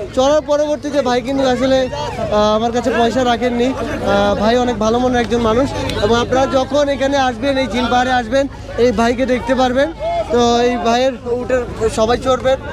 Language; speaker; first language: Bangla; native; Bangla